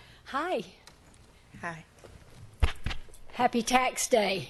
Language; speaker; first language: English; native; English